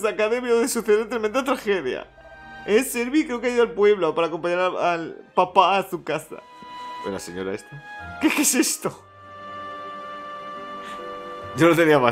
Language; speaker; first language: Spanish; native; Spanish